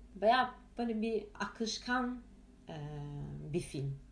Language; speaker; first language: Turkish; non-native, fluent; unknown